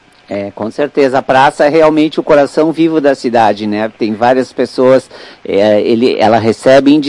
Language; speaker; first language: Portuguese; native; Portuguese